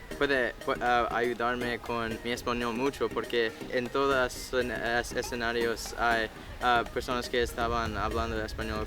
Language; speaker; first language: Spanish; non-native, learner; English